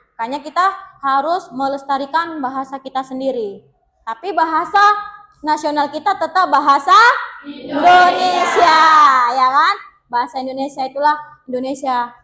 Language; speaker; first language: Indonesian; native; Indonesian